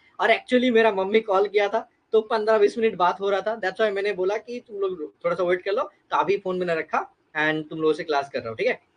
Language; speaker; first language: Hindi; non-native, local second language; Bangla